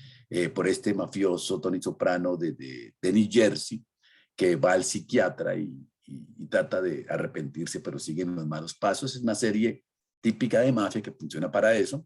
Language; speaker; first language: Spanish; native; Spanish